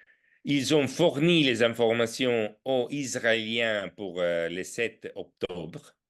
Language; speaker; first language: French; non-native, fluent; Italian